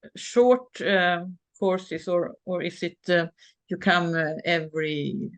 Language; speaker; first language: English; non-native, fluent; Swedish